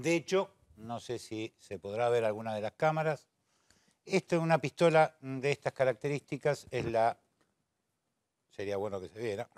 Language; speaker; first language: Spanish; native; Spanish